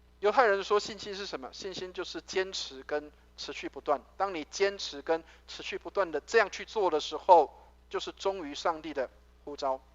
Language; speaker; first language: Chinese; native; Chinese